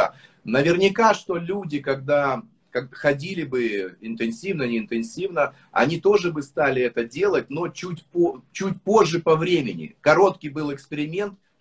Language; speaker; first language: Russian; native; Russian